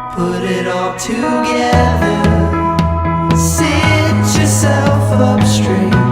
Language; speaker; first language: English; non-native, fluent; Ukrainian